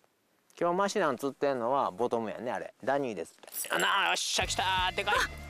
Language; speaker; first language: Japanese; native; Japanese